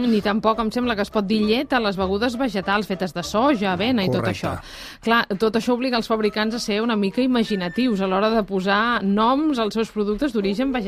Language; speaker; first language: Catalan; native; Catalan